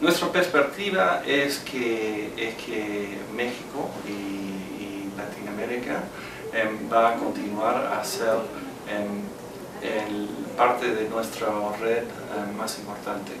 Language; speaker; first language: Spanish; non-native, fluent; English